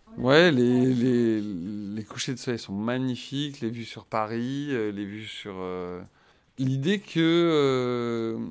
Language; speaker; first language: French; native; French